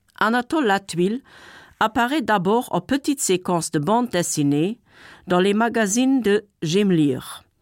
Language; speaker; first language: French; non-native, local second language; Luxembourgish